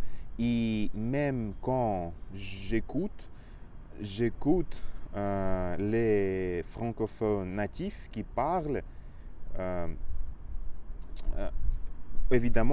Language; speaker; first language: French; non-native, learner; Russian